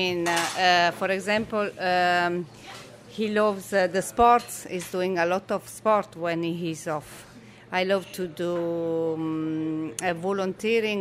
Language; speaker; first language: English; non-native, learner; Italian